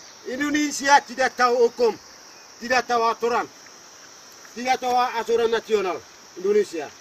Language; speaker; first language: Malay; non-native, local second language; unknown